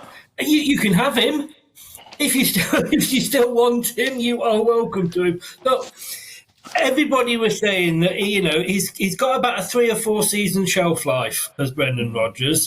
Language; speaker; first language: English; native; English